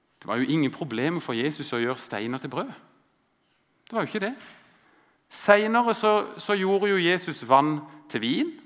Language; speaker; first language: Norwegian; native; Norwegian